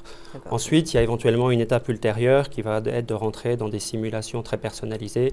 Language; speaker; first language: French; native; French